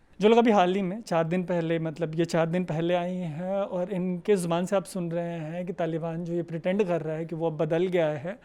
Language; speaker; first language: Hindi; native; Hindi